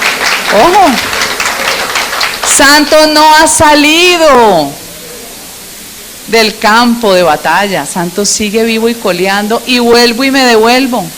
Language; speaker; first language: Spanish; native; Spanish